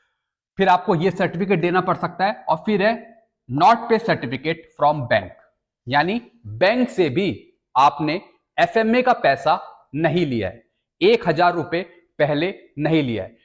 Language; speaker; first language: Hindi; native; Hindi